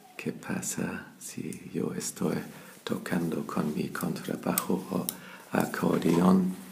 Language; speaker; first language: Spanish; non-native, learner; German